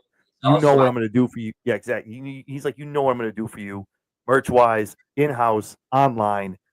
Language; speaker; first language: English; native; English